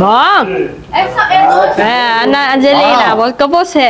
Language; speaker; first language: Portuguese; non-native, learner; Vietnamese